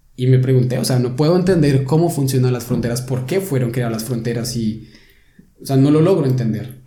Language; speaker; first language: Spanish; native; Spanish